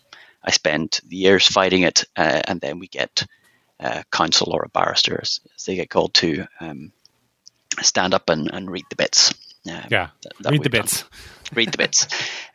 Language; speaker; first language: English; native; English